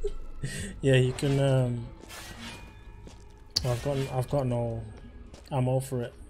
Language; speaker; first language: English; native; English